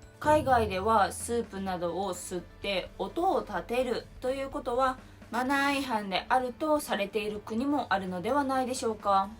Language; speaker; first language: Japanese; native; Japanese